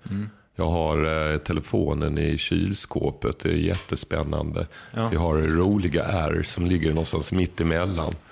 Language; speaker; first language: Swedish; native; Swedish